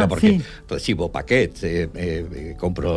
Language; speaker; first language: Catalan; non-native, learner; Portuguese